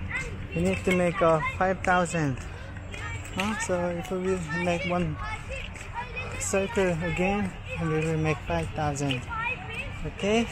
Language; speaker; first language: English; non-native, learner; Korean